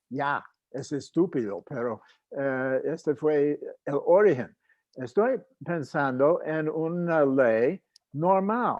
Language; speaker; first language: Spanish; non-native, fluent; English